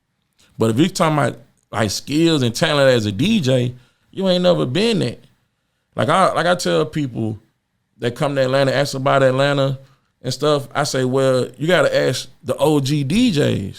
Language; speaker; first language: English; native; English